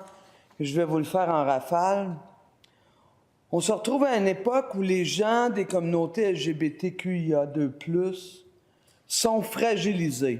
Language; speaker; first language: French; native; French